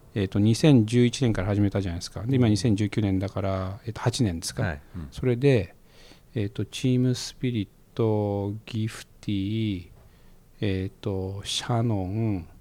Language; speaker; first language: Japanese; native; Japanese